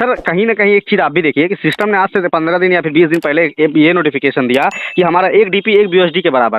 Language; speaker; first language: Hindi; native; Hindi